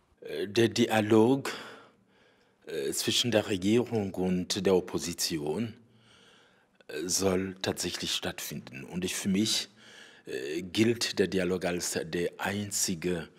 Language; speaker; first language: German; non-native, fluent; Rundi